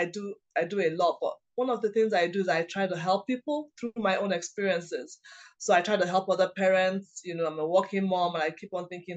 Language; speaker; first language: English; non-native, local second language; Igbo